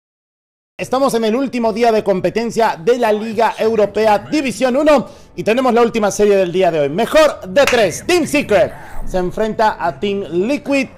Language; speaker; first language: Spanish; native; Spanish